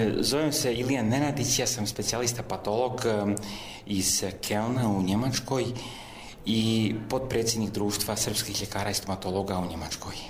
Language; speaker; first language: Croatian; early bilingual, heritage; Serbian